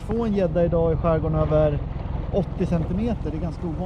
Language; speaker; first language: Swedish; native; Swedish